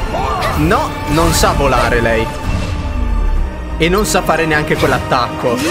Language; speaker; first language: Italian; native; Italian